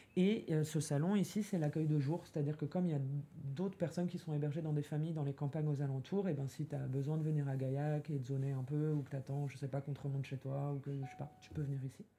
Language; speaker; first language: French; native; French